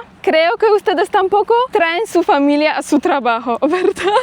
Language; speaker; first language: Spanish; non-native, fluent; Polish